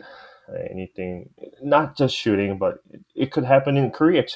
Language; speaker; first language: English; native; English